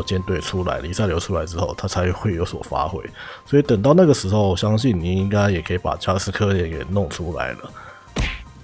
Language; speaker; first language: Chinese; native; Chinese